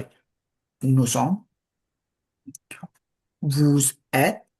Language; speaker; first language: French; non-native, learner; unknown